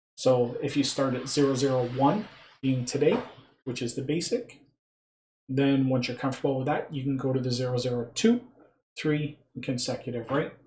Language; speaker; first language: English; native; English